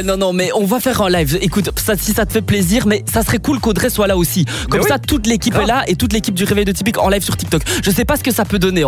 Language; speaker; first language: French; native; French